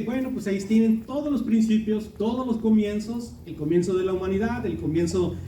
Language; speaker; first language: Spanish; native; Spanish